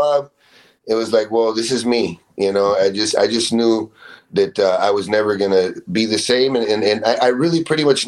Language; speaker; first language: English; native; English